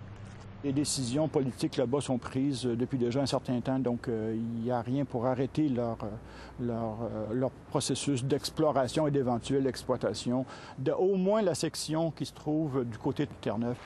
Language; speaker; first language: French; native; French